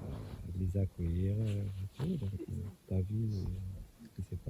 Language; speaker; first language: French; non-native, local second language; Arabic